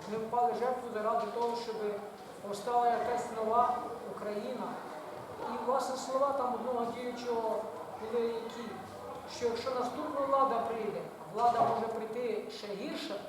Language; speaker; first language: Ukrainian; native; Ukrainian